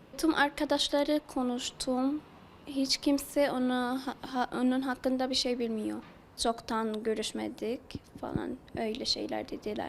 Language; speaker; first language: Turkish; non-native, learner; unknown